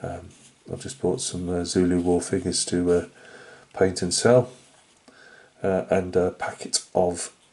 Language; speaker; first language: English; native; English